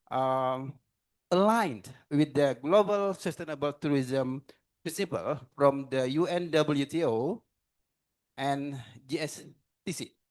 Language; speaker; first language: English; non-native, learner; Indonesian